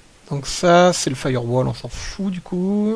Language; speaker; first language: French; native; French